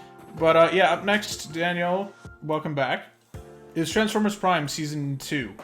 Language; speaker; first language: English; native; English